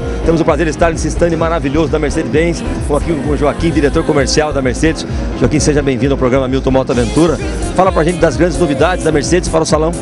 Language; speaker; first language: Portuguese; native; Portuguese